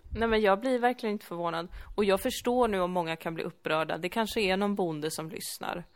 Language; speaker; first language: Swedish; early bilingual, other home language; Kurdish